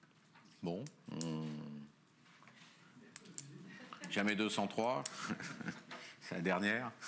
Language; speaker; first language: French; native; French